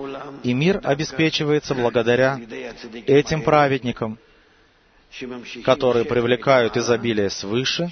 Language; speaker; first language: Russian; native; Russian